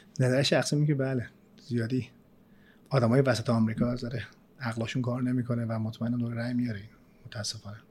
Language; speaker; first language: Persian; early bilingual, other home language; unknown